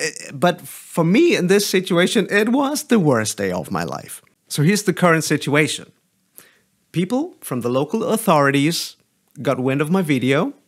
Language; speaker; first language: English; non-native, fluent; German